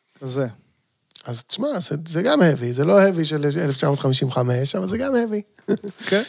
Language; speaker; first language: Hebrew; native; Hebrew